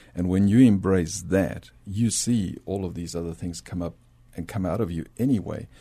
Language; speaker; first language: English; early bilingual, other home language; Spanish